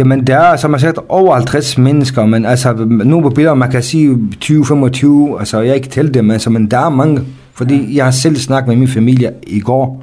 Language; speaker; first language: Danish; non-native, fluent; Kurdish